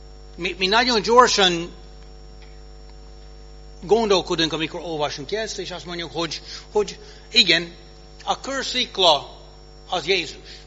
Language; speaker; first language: Hungarian; non-native, fluent; English